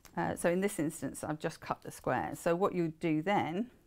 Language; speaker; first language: English; native; English